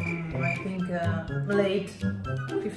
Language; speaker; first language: English; non-native, fluent; Italian